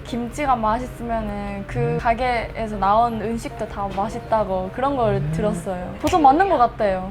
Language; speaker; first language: Korean; early bilingual, heritage; Japanese